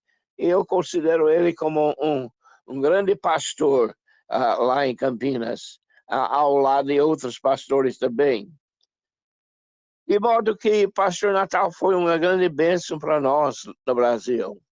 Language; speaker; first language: Portuguese; non-native, fluent; English